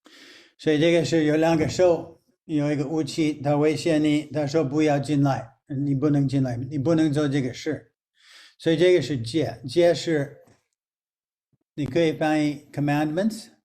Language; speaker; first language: Chinese; non-native, fluent; English